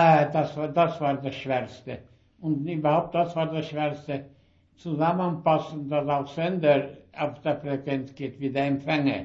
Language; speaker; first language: German; early bilingual, heritage; German